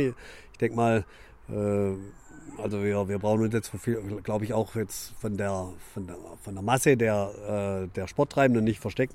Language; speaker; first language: German; native; German